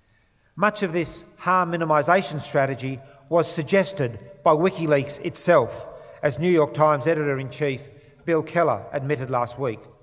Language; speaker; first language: English; native; English